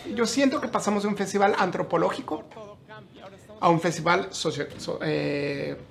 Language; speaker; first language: Spanish; native; Spanish